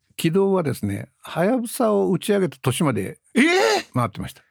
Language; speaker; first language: Japanese; native; Japanese